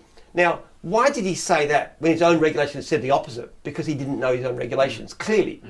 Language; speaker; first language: English; native; English